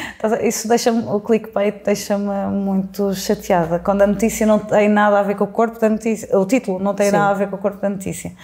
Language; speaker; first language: Portuguese; native; Portuguese